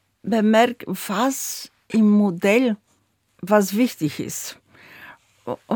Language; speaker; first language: German; non-native, fluent; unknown